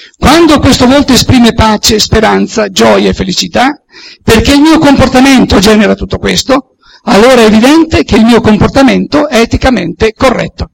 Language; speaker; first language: Italian; native; Italian